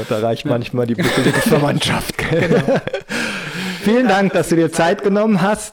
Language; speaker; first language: German; native; German